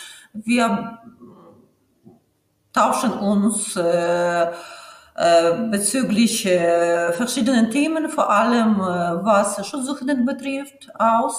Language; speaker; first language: German; non-native, fluent; Ukrainian